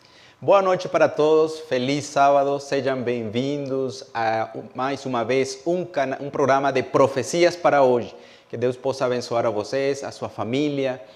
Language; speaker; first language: Portuguese; non-native, learner; Spanish